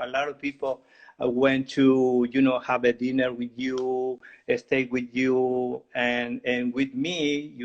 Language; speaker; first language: English; non-native, learner; Spanish